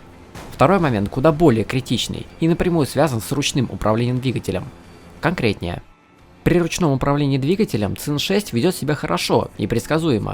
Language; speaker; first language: Russian; native; Russian